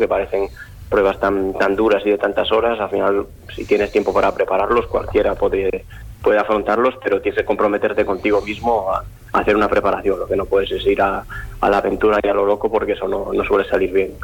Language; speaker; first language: Spanish; native; Spanish